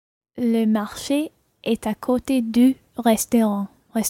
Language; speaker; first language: French; non-native, learner; English